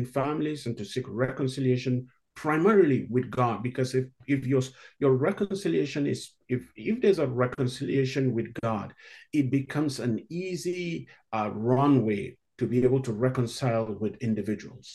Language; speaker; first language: English; non-native, local second language; Hausa